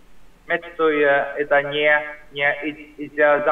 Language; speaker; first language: Russian; non-native, learner; Vietnamese